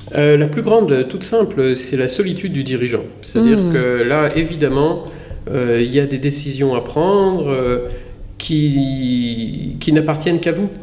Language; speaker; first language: French; native; French